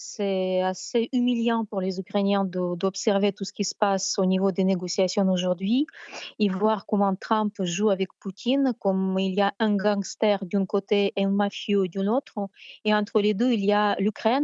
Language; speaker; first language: French; non-native, fluent; Ukrainian